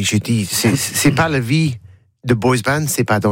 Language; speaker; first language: French; non-native, learner; English